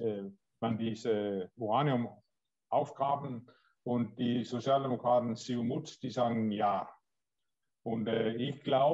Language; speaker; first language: German; non-native, learner; Danish